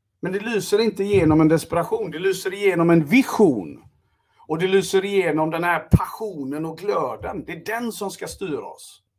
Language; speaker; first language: Swedish; early bilingual, other home language; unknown